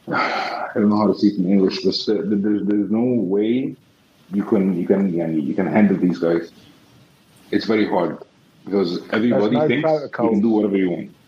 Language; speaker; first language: English; non-native, fluent; Arabic